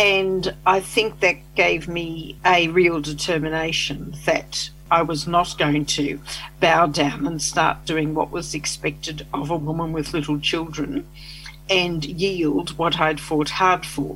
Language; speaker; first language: English; native; English